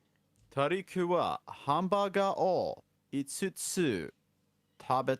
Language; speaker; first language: Japanese; non-native, learner; English